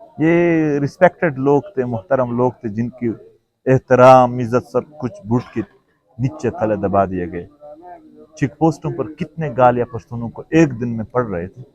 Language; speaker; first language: Urdu; non-native, local second language; Pashto